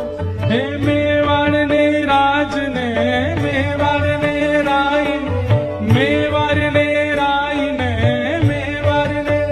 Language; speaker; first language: Hindi; native; Hindi